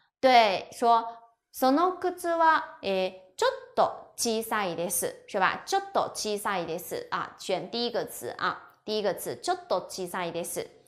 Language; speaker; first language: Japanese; non-native, fluent; Chinese